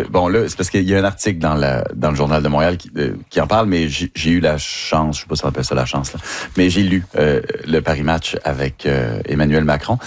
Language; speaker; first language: French; native; French